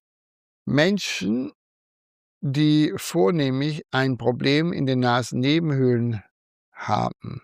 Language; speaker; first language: German; native; German